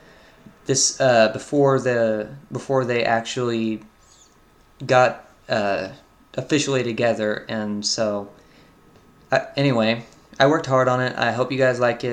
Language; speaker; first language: English; native; English